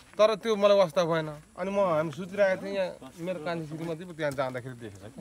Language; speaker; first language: Nepali; non-native, local second language; Limbu